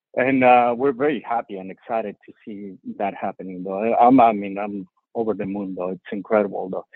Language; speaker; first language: English; non-native, fluent; Spanish